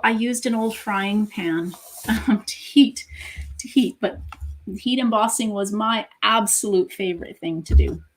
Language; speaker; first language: English; native; English